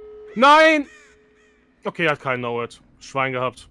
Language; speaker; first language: German; native; German